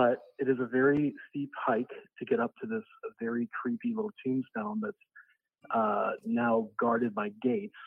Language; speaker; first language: English; native; English